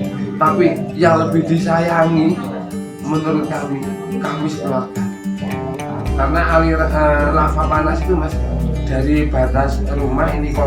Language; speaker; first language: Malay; non-native, local second language; Javanese